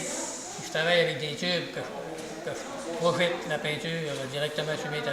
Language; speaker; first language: French; native; French